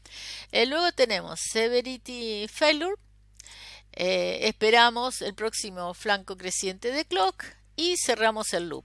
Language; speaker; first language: Spanish; native; Spanish